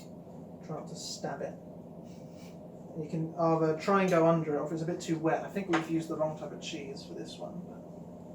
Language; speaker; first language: English; native; English